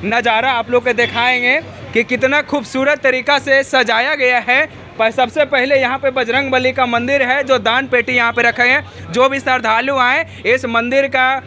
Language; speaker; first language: Hindi; native; Hindi